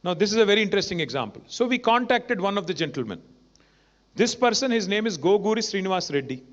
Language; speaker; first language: English; non-native, local second language; Telugu